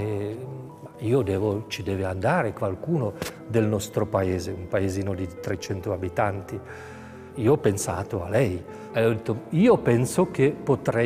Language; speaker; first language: Italian; non-native, fluent; Czech